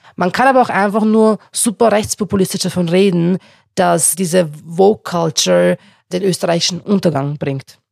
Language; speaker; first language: German; non-native, local second language; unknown